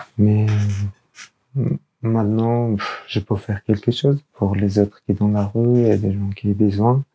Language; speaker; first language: French; non-native, learner; Urdu